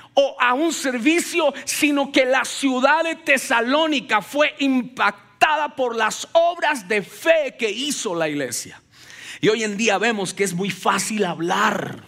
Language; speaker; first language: Spanish; native; Spanish